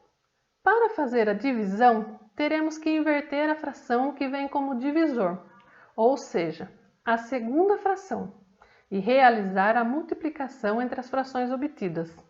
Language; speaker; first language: Portuguese; native; Portuguese